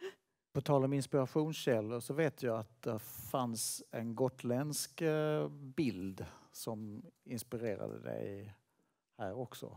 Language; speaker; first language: Swedish; native; Swedish